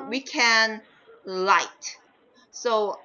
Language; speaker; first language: English; non-native, fluent; Korean